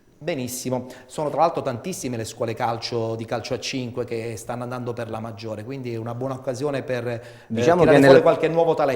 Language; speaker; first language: Italian; native; Italian